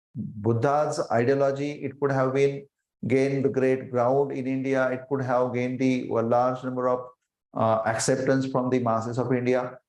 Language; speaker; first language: English; non-native, local second language; Marathi